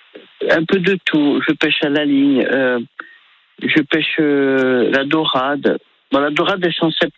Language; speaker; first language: French; native; French